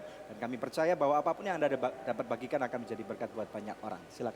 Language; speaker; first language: Indonesian; native; Indonesian